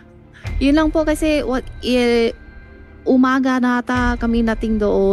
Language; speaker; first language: Filipino; non-native, learner; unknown